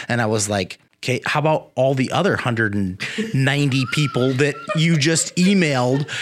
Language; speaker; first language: English; native; English